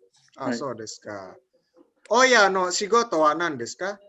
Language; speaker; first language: Japanese; non-native, fluent; Indonesian